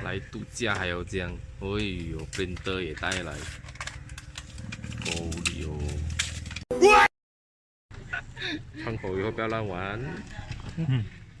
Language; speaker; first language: Chinese; native; Chinese